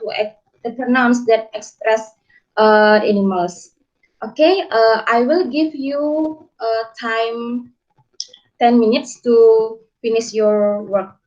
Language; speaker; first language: English; non-native, learner; Indonesian